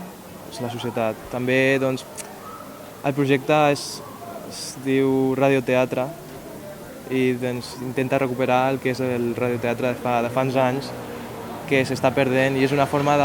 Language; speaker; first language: Catalan; early bilingual, other home language; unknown